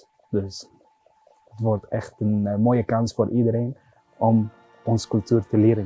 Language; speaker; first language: Dutch; non-native, fluent; Arabic